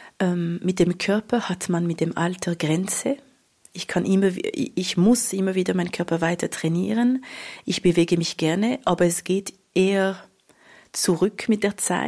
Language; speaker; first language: German; non-native, local second language; French